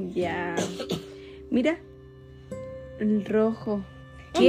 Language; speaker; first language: Spanish; native; Spanish